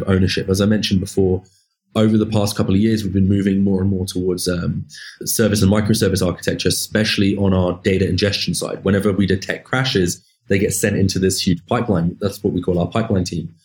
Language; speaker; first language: English; native; English